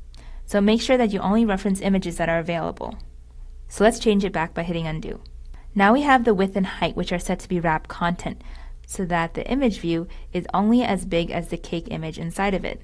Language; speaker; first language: English; native; English